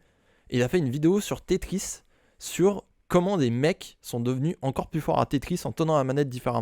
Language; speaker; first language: French; native; French